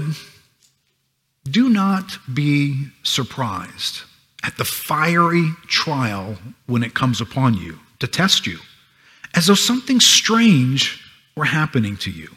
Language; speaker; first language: English; native; English